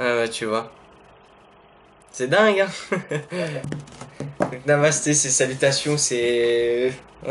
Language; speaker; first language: French; native; French